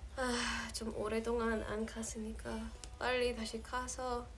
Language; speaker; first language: Korean; non-native, fluent; English